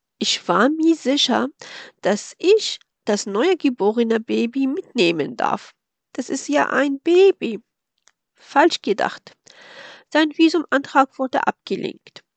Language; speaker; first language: German; non-native, fluent; Arabic